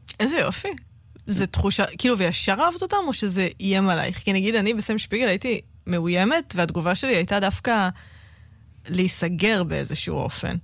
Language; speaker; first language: Hebrew; native; Hebrew